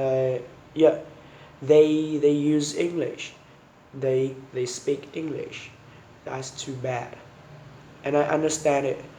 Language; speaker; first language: English; non-native, learner; Vietnamese